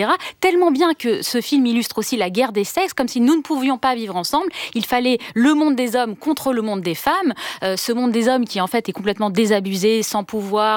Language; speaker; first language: French; native; French